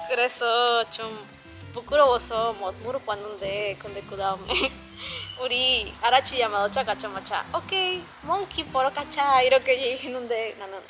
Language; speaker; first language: Korean; non-native, learner; Spanish